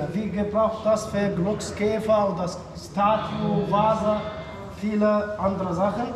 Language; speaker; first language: German; non-native, learner; Arabic